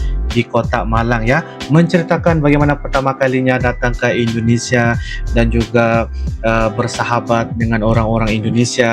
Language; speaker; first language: Indonesian; non-native, local second language; Malay